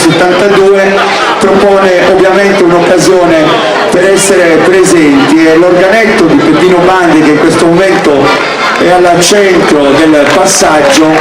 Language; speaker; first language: Italian; native; Italian